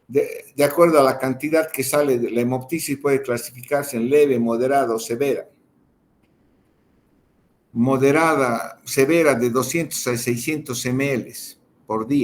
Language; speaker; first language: Spanish; native; Spanish